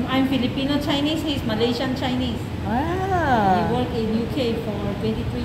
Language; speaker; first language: English; non-native, local second language; Min Nan Chinese